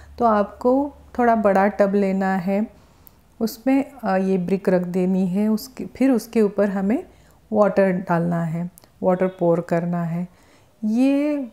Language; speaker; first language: Hindi; non-native, local second language; Marathi